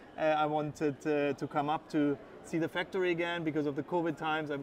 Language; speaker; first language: English; non-native, fluent; German